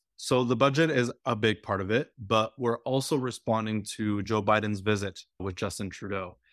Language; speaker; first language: English; native; English